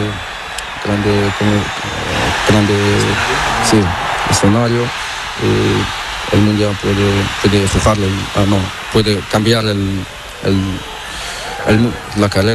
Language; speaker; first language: Spanish; non-native, learner; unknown